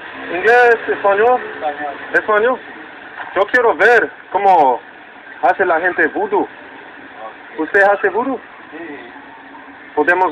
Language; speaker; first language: Spanish; non-native, learner; English